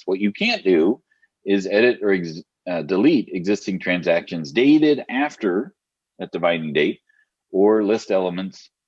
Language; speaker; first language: English; native; English